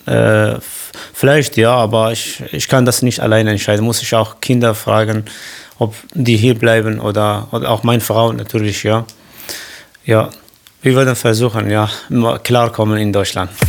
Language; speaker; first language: German; non-native, learner; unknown